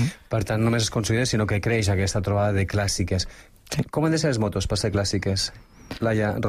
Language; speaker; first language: Catalan; native; Catalan